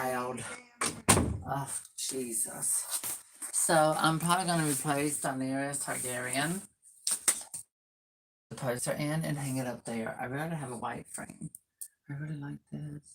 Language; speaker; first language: English; native; English